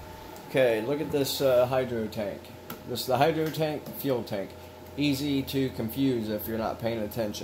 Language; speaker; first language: English; native; English